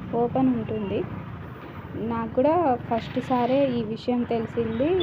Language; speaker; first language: Telugu; non-native, learner; Marathi